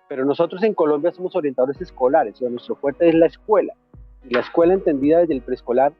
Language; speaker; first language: Spanish; native; Spanish